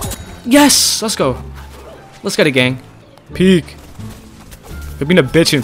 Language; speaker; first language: English; native; English